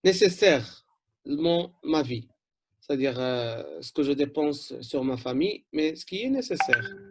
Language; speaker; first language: French; non-native, local second language; Arabic